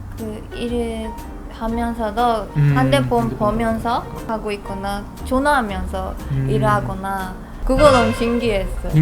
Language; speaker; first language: Korean; non-native, fluent; Japanese